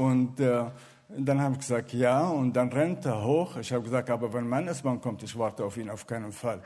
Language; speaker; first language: German; non-native, fluent; Arabic